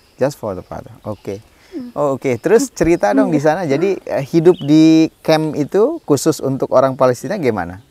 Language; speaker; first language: Indonesian; native; Indonesian